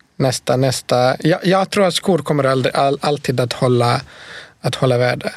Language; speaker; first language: Swedish; non-native, fluent; Bosnian